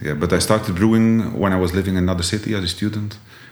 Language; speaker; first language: English; non-native, fluent; Dutch